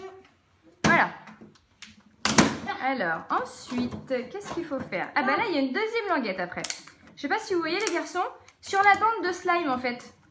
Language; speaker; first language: French; native; French